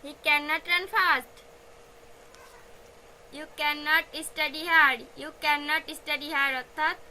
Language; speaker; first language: English; non-native, fluent; Bangla